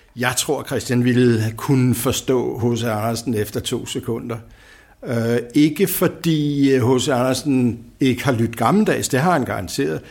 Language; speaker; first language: Danish; native; Danish